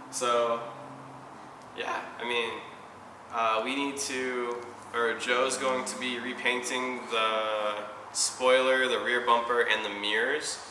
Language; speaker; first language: English; native; English